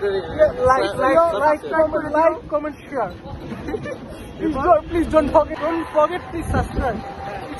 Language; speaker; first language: English; non-native, local second language; Bangla